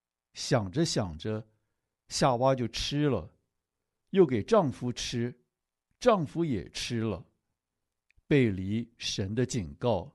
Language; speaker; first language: Chinese; native; Chinese